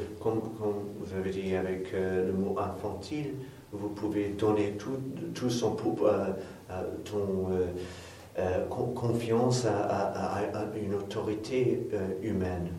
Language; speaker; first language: French; non-native, fluent; English